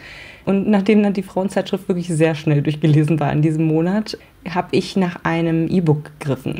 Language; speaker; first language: German; native; German